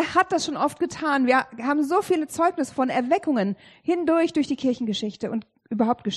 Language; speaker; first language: German; native; German